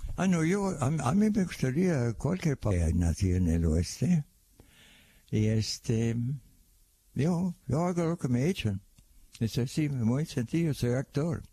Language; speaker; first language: Spanish; non-native, fluent; English